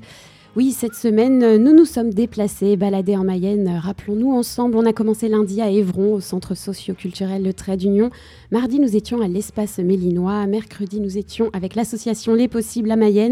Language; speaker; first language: French; native; French